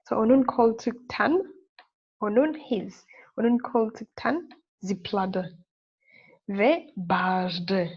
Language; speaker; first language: Turkish; non-native, fluent; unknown